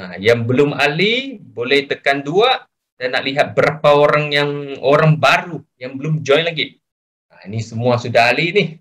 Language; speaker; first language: Malay; non-native, local second language; Chinese